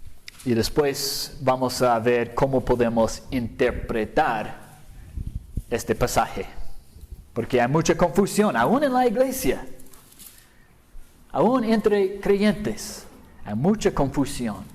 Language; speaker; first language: Spanish; non-native, fluent; English